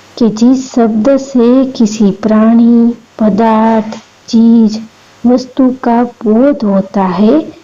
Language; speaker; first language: Hindi; non-native, local second language; Gujarati